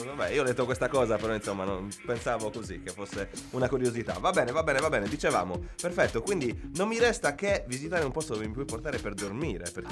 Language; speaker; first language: Italian; native; Italian